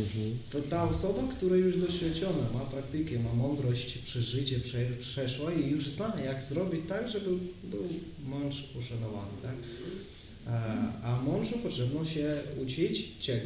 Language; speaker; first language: Polish; non-native, learner; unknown